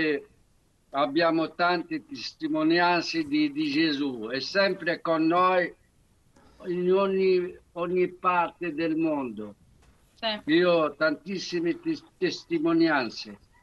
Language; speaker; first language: Italian; non-native, fluent; Arabic